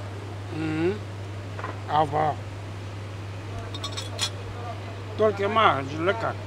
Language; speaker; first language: German; non-native, learner; Greek